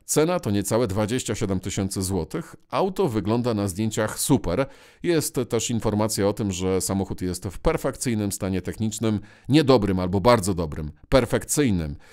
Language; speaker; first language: Polish; native; Polish